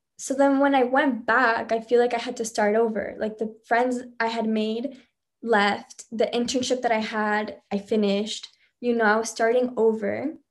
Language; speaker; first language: English; early bilingual, other home language; Spanish